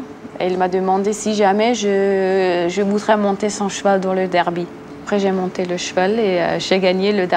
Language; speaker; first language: French; non-native, local second language; Swiss German